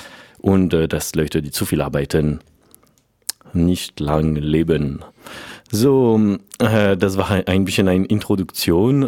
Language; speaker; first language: German; non-native, learner; French